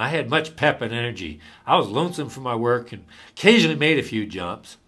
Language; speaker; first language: English; native; English